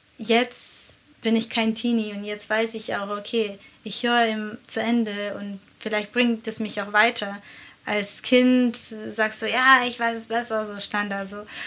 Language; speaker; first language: German; non-native, fluent; Latvian